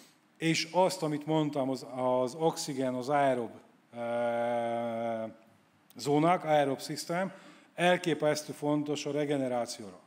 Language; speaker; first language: Hungarian; non-native, fluent; Polish